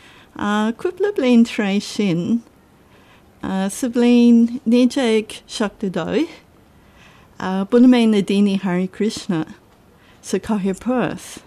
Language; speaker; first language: Irish; non-native, learner; English